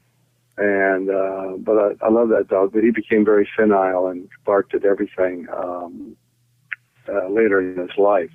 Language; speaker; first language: English; native; English